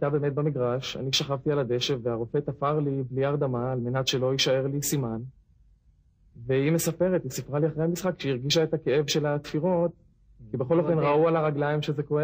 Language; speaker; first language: Hebrew; native; Hebrew